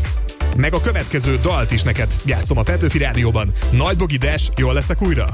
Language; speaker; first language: Hungarian; native; Hungarian